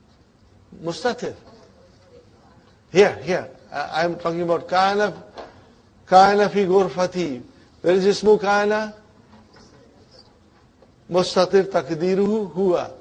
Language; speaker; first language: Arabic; non-native, fluent; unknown